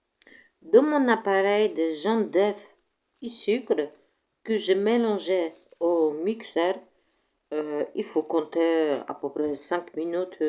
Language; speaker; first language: French; non-native, fluent; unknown